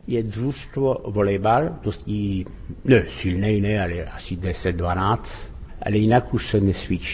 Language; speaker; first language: Czech; early bilingual, heritage; French